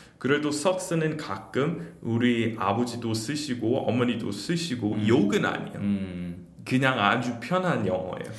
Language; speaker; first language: Korean; non-native, fluent; English